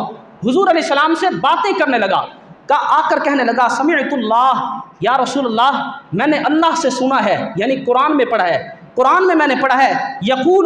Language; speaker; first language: Urdu; native; Urdu